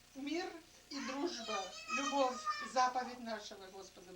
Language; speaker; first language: Russian; native; Russian